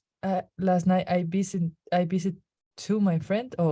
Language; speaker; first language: English; non-native, learner; Spanish